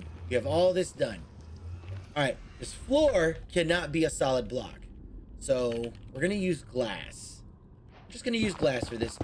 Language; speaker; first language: English; native; English